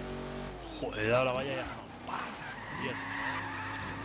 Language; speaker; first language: Spanish; native; Spanish